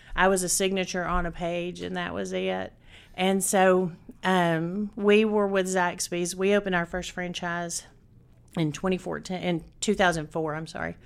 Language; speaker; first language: English; native; English